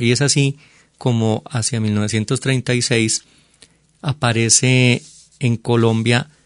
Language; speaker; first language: Spanish; native; Spanish